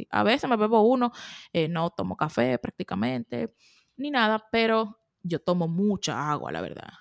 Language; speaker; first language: Spanish; native; Spanish